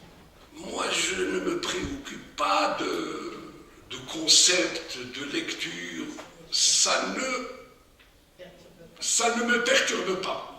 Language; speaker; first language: French; non-native, local second language; Arabic